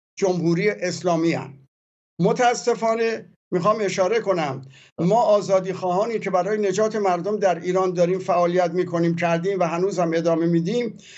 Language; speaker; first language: Persian; native; Persian